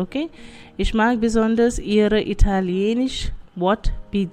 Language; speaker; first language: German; non-native, fluent; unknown